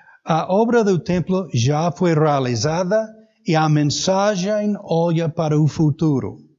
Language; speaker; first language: Portuguese; native; Portuguese